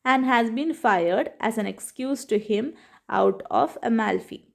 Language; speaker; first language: English; non-native, local second language; Malayalam